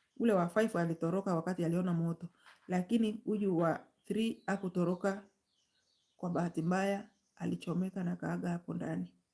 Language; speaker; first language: Swahili; non-native, local second language; Gusii